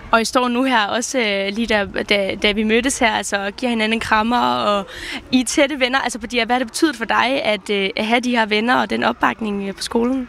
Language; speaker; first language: Danish; native; Danish